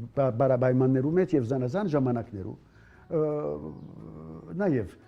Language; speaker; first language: Armenian; early bilingual, heritage; Armenian